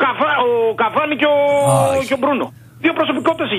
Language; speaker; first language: Greek; native; Greek